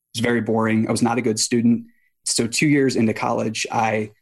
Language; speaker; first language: English; native; English